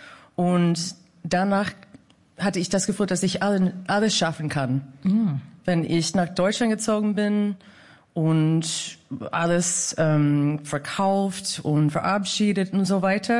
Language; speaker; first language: German; non-native, fluent; English